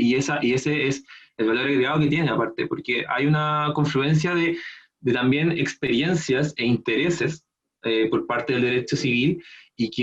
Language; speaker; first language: Spanish; native; Spanish